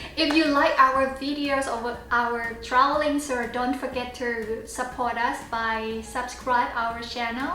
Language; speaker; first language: English; non-native, fluent; Thai